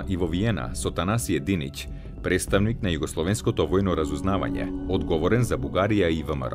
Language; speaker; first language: Macedonian; native; Macedonian